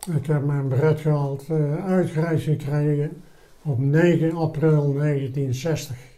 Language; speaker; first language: Dutch; native; Dutch